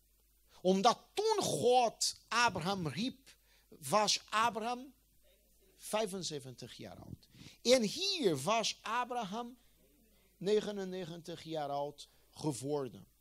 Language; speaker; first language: Dutch; non-native, fluent; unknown